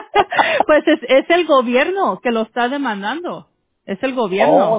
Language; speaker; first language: Spanish; early bilingual, heritage; Spanish